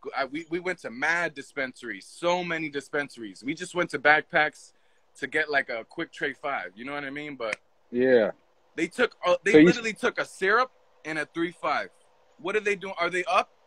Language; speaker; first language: English; native; English